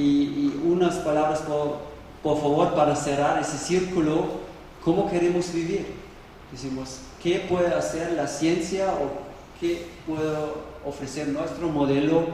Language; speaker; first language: Spanish; non-native, fluent; German